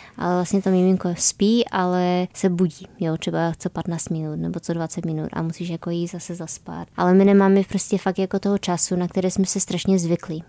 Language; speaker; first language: Czech; non-native, fluent; Polish